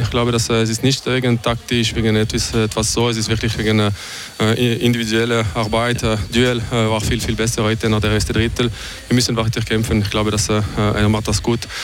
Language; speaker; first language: German; non-native, local second language; French